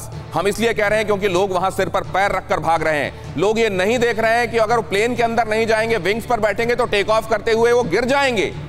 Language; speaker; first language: Hindi; native; Hindi